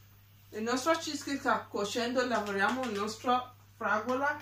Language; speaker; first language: Italian; non-native, learner; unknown